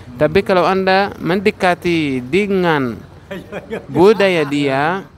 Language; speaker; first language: Indonesian; non-native, fluent; Arabic